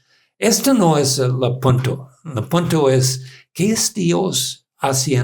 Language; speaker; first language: Spanish; non-native, learner; English